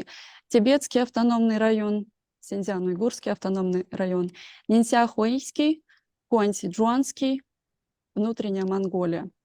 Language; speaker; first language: Russian; native; Russian